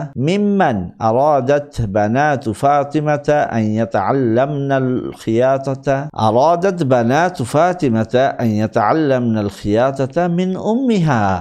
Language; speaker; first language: Arabic; non-native, fluent; Bangla